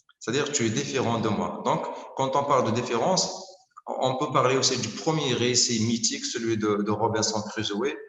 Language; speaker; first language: French; non-native, local second language; Arabic